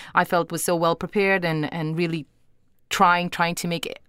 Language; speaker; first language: English; non-native, fluent; Portuguese